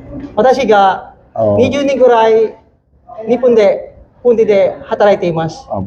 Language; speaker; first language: Japanese; non-native, learner; Filipino